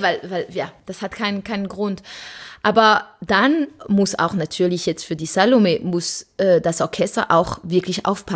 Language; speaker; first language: German; non-native, fluent; French